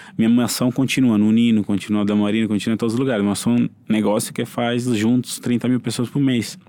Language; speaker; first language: Portuguese; non-native, fluent; Italian